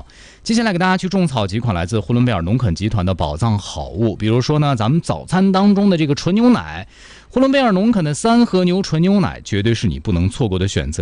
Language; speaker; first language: Chinese; native; Chinese